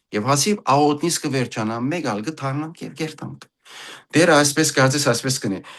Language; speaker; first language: Armenian; early bilingual, heritage; Armenian